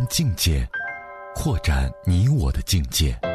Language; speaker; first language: Chinese; native; Chinese